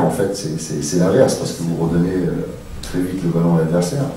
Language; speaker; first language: French; native; French